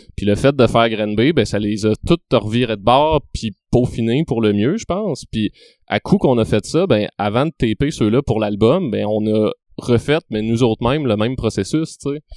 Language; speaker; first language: French; native; French